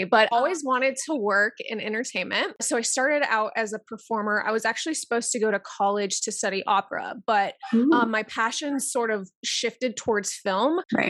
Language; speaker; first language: English; native; English